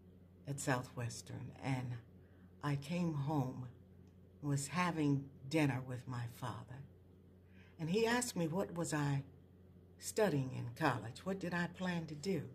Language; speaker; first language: English; native; English